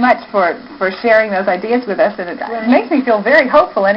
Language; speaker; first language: English; native; English